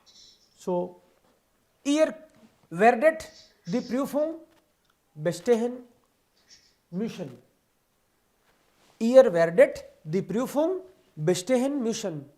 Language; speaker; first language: German; non-native, fluent; Hindi